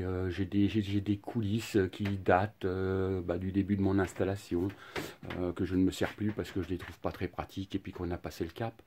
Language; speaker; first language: French; native; French